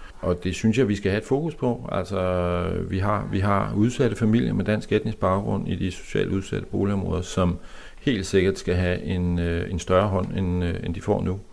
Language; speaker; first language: Danish; native; Danish